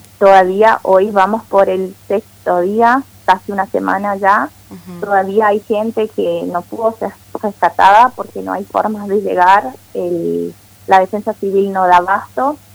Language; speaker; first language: Spanish; non-native, fluent; Portuguese